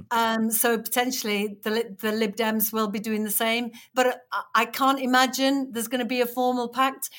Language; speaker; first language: English; native; English